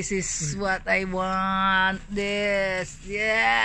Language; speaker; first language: English; non-native, learner; Filipino